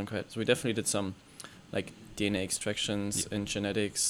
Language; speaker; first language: English; non-native, fluent; German